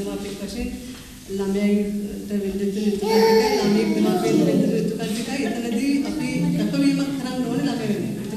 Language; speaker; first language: Sinhala; native; Sinhala